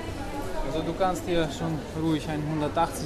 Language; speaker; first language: German; non-native, fluent; Russian